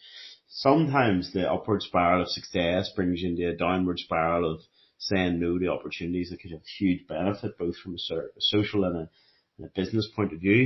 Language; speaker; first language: English; native; English